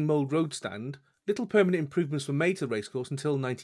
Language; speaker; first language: English; native; English